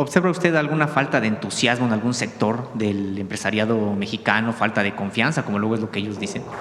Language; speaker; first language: Spanish; native; Spanish